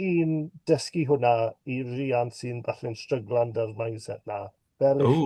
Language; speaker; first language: Welsh; native; Welsh